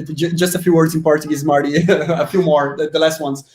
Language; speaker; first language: English; non-native, fluent; Portuguese